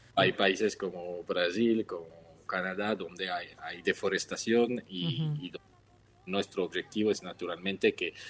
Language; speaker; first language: Spanish; non-native, fluent; French